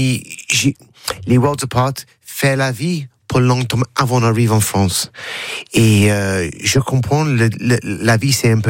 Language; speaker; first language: French; non-native, learner; English